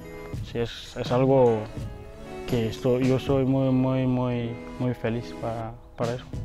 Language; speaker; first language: Spanish; non-native, learner; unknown